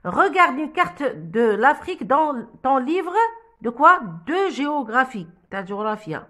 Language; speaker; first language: French; non-native, local second language; Arabic